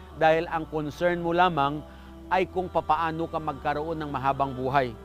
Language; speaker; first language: Filipino; non-native, local second language; Hiligaynon